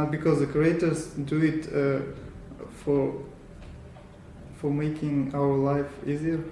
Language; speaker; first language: English; non-native, learner; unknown